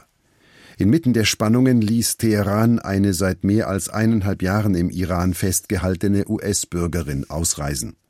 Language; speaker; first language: German; native; German